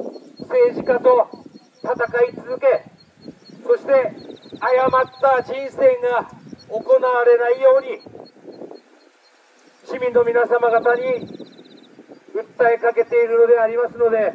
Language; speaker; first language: Japanese; native; Japanese